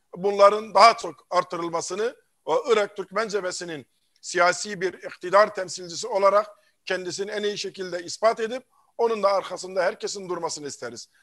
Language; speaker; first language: Turkish; early bilingual, heritage; Arabic